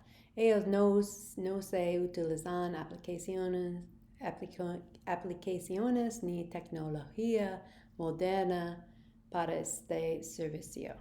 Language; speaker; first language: Spanish; non-native, learner; English